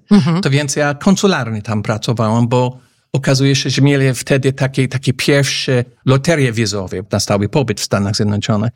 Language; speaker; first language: Polish; non-native, fluent; English